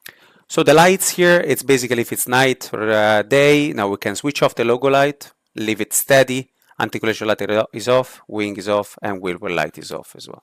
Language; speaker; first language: English; non-native, fluent; Italian